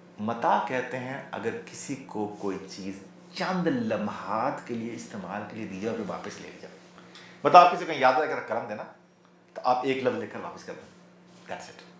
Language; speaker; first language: Urdu; non-native, local second language; Punjabi